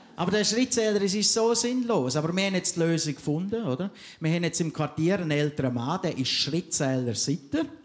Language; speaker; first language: German; native; German